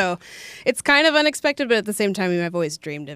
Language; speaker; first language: English; native; English